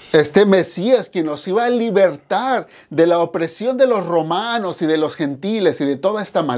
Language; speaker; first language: Spanish; native; Spanish